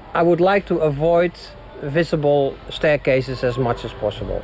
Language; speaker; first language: English; non-native, fluent; Dutch